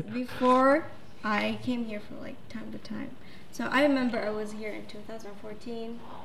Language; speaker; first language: English; non-native, fluent; Arabic